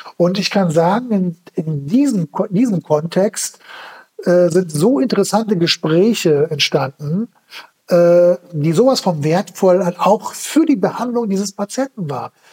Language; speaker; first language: German; early bilingual, other home language; Turkish